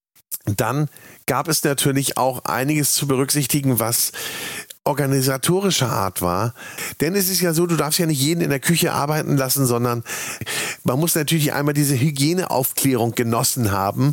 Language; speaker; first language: German; native; German